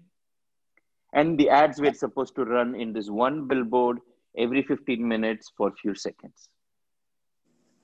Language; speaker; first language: English; non-native, local second language; Tamil